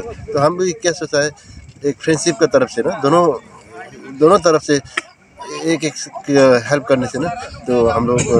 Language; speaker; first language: Hindi; non-native, fluent; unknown